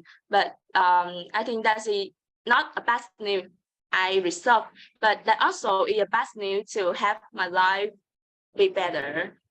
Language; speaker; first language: English; non-native, learner; Vietnamese